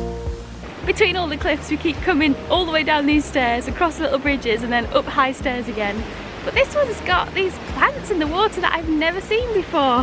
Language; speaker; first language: English; native; English